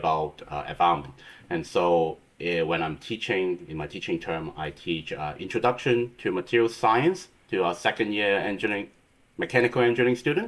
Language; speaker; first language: English; non-native, local second language; Cantonese